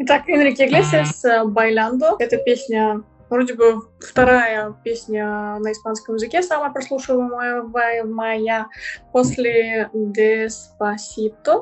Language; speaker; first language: Russian; native; Russian